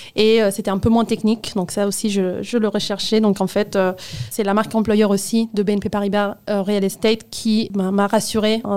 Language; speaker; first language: French; non-native, fluent; Spanish